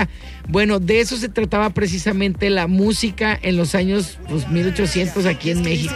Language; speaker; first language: Spanish; native; Spanish